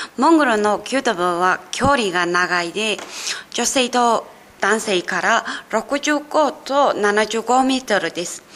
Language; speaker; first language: Japanese; non-native, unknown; Mongolian